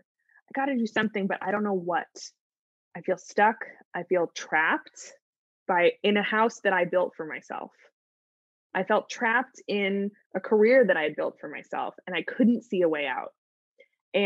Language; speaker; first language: English; native; English